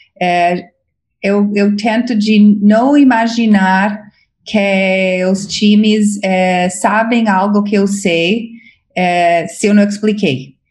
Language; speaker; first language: Portuguese; non-native, fluent; English